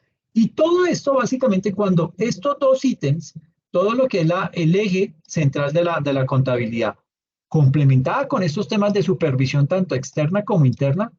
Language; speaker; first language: Spanish; native; Spanish